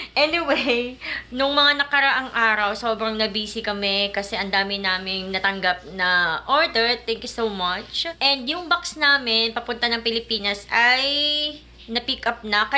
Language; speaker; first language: Filipino; native; Filipino